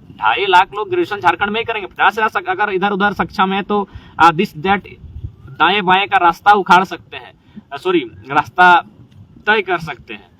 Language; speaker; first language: Hindi; non-native, local second language; Magahi